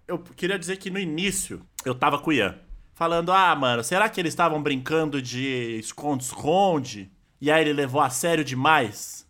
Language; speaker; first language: Portuguese; native; Portuguese